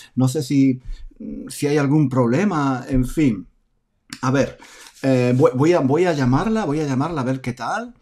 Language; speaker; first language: Spanish; native; Spanish